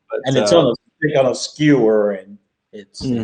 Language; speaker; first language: English; native; English